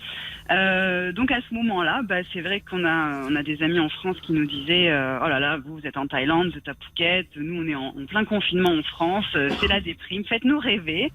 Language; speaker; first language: French; native; French